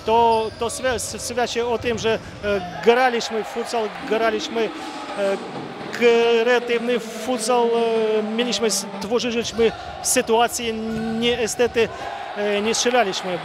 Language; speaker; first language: Polish; non-native, fluent; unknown